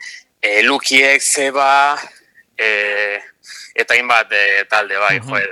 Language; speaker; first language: Basque; non-native, local second language; Spanish